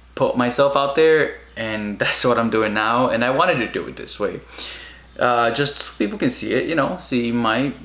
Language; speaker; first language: English; early bilingual, other home language; Spanish